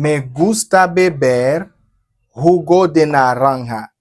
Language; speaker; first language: Spanish; non-native, fluent; Haitian Creole